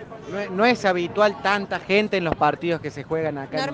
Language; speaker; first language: Spanish; native; Spanish